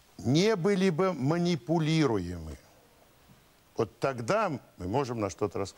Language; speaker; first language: Russian; native; Russian